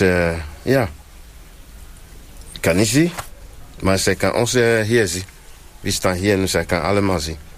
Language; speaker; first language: Dutch; non-native, learner; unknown